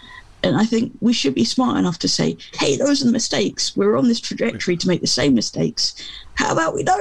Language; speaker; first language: English; native; English